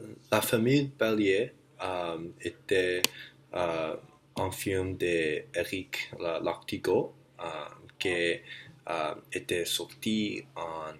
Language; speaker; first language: French; non-native, learner; English